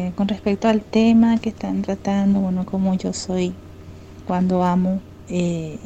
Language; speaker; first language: Spanish; native; Spanish